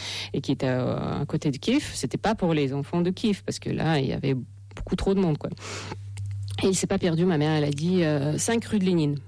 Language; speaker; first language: French; non-native, fluent; Russian